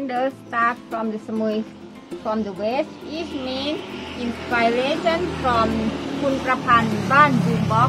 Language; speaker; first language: English; non-native, learner; Thai